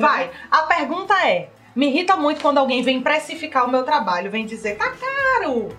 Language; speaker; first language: Portuguese; native; Portuguese